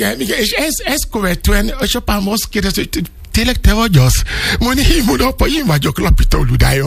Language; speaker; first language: Hungarian; non-native, fluent; Yoruba